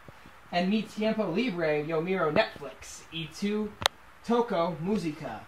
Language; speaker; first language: Spanish; non-native, learner; English